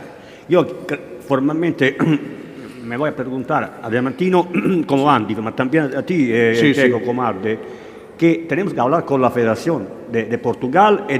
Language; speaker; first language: Spanish; non-native, learner; Italian